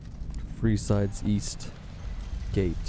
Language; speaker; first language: English; native; English